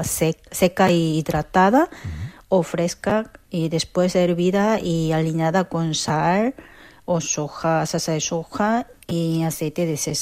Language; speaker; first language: Spanish; non-native, learner; Korean